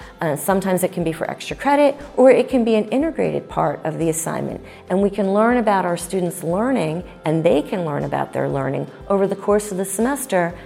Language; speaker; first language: English; native; English